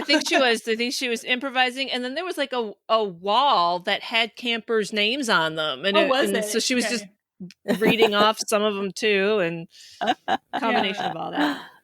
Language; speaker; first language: English; native; English